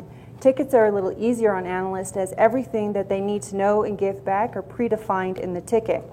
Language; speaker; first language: English; native; English